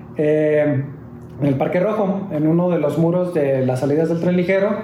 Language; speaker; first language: Spanish; native; Spanish